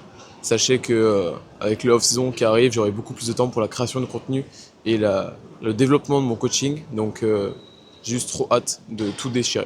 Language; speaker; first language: French; native; French